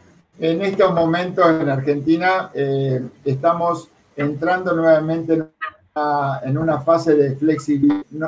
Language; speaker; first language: Spanish; native; Spanish